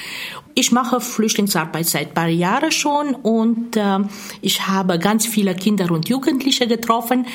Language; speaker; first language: German; non-native, fluent; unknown